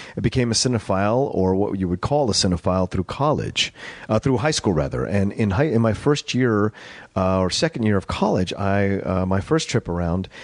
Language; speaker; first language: English; early bilingual, other home language; Spanish